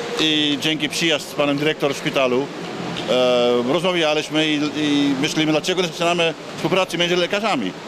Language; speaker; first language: Polish; non-native, learner; Dutch